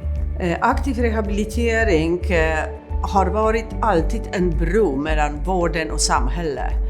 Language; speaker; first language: Swedish; non-native, fluent; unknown